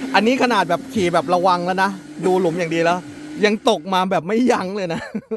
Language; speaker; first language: Thai; native; Thai